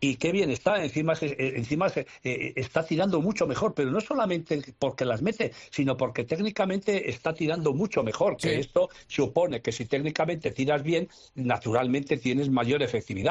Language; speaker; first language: Spanish; native; Spanish